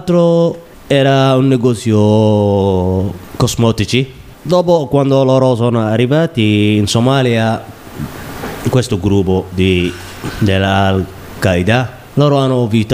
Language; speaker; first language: Italian; non-native, learner; Somali